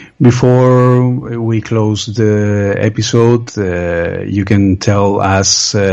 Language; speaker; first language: English; non-native, learner; Spanish